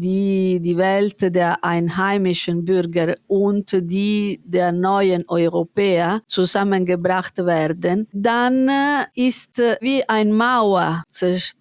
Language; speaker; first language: German; non-native, fluent; Italian